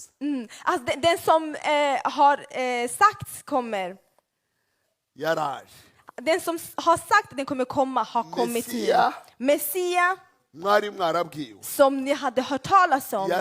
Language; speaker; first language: Swedish; non-native, fluent; Kinyarwanda